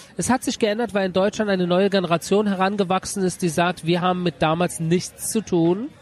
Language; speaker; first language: German; early bilingual, other home language; Persian